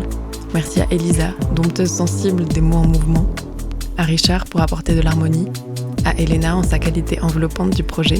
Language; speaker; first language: French; native; French